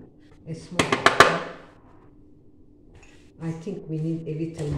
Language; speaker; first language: English; non-native, learner; Arabic